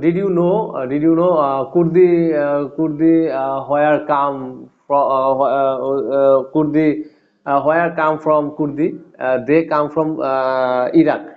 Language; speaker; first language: English; non-native, learner; Bangla